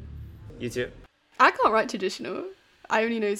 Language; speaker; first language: English; native; English